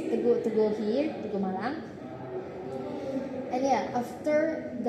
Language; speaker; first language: English; non-native, learner; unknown